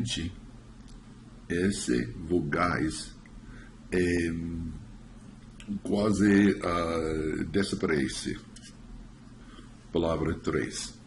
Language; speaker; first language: Portuguese; non-native, learner; English